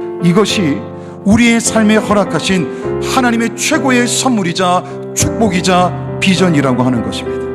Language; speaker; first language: Korean; native; Korean